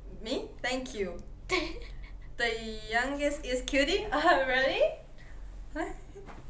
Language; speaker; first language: English; non-native, learner; Thai